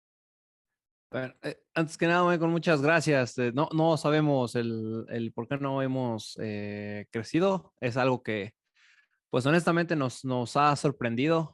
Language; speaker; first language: Spanish; native; Spanish